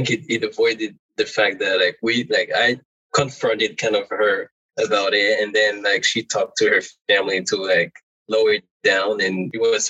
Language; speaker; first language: English; non-native, fluent; French